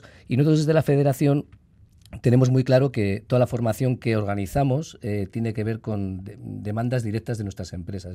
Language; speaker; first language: Spanish; native; Spanish